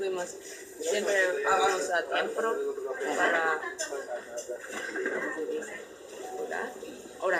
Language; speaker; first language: Spanish; non-native, learner; Japanese